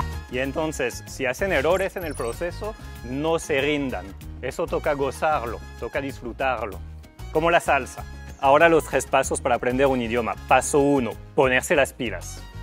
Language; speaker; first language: Spanish; non-native, fluent; French